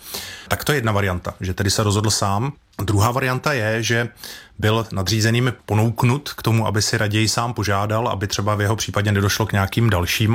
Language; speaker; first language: Czech; native; Czech